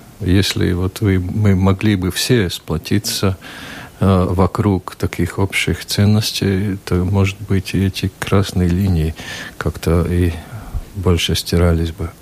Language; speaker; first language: Russian; non-native, local second language; Latvian